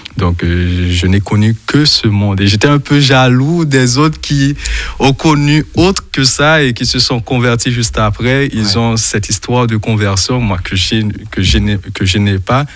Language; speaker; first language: French; non-native, local second language; Haitian Creole